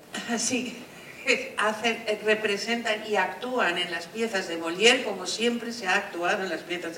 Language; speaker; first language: Spanish; native; Spanish